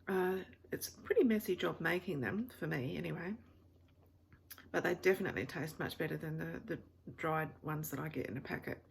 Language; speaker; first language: English; native; English